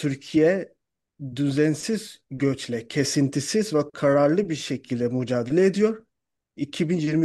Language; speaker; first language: Turkish; non-native, fluent; Urdu